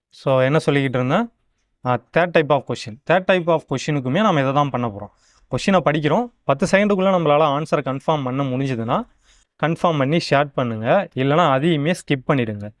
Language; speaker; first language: Tamil; native; Tamil